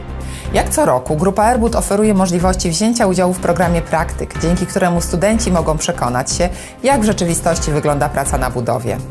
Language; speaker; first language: Polish; native; Polish